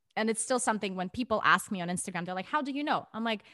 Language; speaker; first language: English; non-native, fluent; Russian